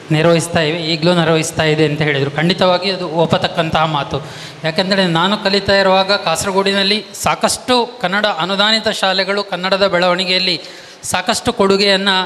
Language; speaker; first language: Kannada; non-native, local second language; Marathi